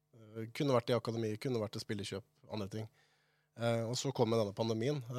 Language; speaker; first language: Norwegian; native; Norwegian